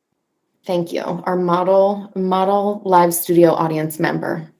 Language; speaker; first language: English; native; English